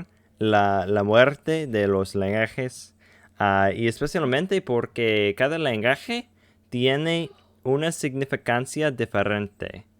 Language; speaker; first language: Spanish; non-native, learner; English